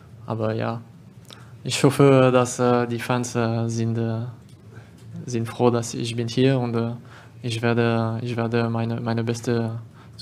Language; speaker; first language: German; non-native, learner; French